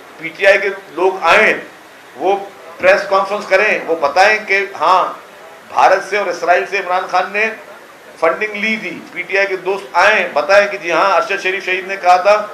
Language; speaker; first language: Urdu; non-native, local second language; Sindhi